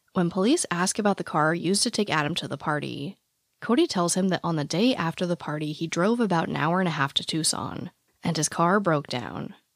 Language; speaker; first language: English; native; English